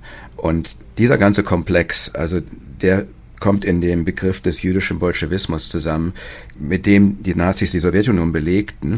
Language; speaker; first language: German; native; German